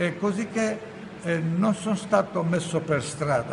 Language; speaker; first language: Italian; non-native, fluent; Ladino